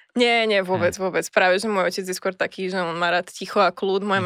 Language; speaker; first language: Slovak; native; Slovak